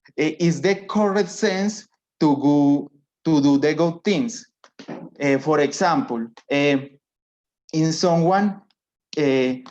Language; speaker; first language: English; non-native, learner; Spanish